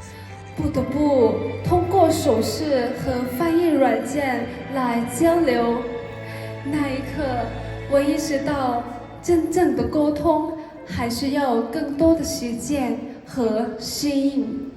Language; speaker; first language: Chinese; non-native, fluent; Lao